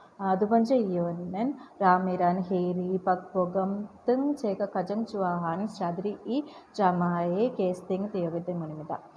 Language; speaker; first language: Korean; non-native, learner; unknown